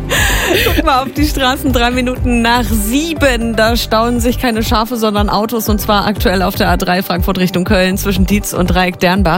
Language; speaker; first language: German; native; German